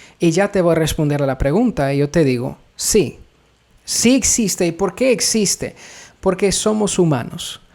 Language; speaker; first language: Spanish; non-native, fluent; English